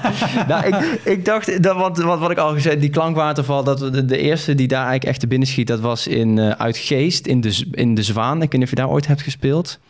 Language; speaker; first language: Dutch; native; Dutch